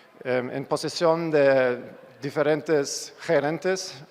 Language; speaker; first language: Spanish; non-native, fluent; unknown